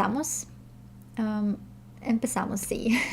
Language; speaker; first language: Spanish; non-native, learner; Russian